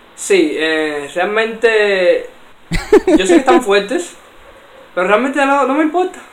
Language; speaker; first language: Spanish; native; Spanish